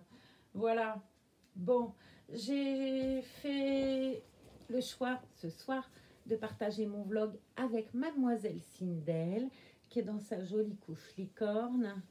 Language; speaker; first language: French; native; French